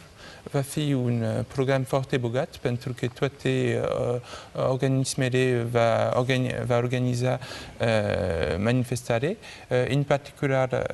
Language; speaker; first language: Romanian; non-native, learner; French